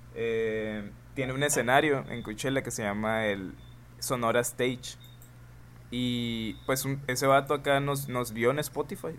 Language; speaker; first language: Spanish; native; Spanish